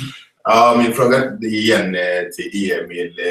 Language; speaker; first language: Swedish; non-native, fluent; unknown